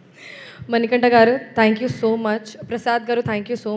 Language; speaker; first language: Telugu; non-native, local second language; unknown